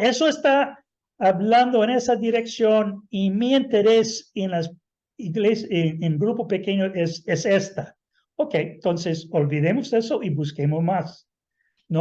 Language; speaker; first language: Spanish; non-native, fluent; English